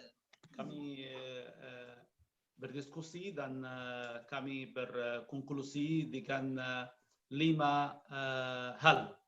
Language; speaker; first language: Indonesian; non-native, learner; Arabic